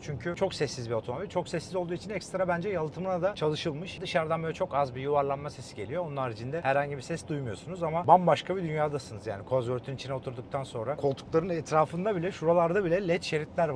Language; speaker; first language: Turkish; native; Turkish